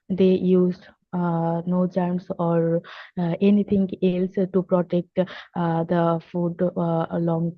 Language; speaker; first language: English; non-native, learner; Bangla